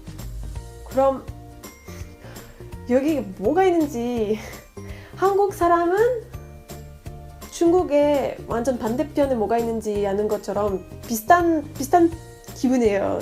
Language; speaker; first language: Korean; non-native, fluent; French